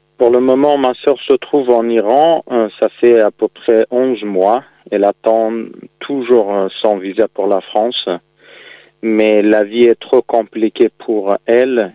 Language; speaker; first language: French; non-native, fluent; Persian